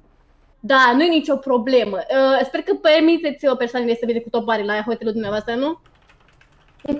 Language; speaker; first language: Romanian; native; Romanian